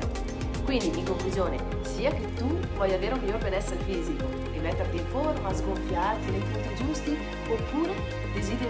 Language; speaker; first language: Italian; native; Italian